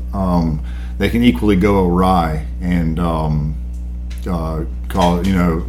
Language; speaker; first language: English; early bilingual, other home language; Spanish